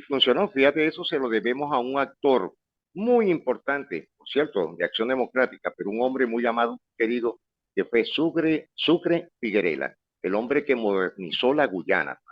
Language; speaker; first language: Spanish; native; Spanish